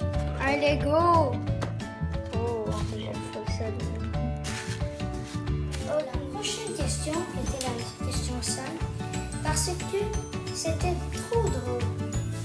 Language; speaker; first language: French; native; French